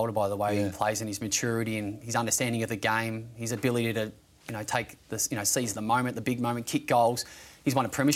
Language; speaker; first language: English; native; English